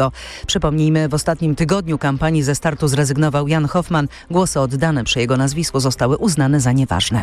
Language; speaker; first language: Polish; native; Polish